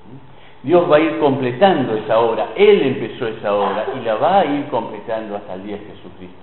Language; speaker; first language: Spanish; native; Spanish